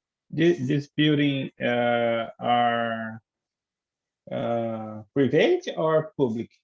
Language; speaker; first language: English; non-native, learner; Portuguese